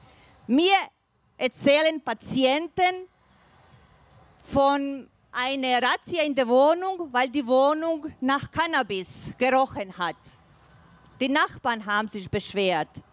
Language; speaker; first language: German; non-native, fluent; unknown